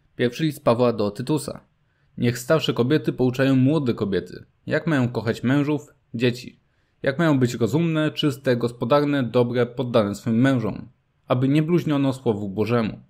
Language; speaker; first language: Polish; native; Polish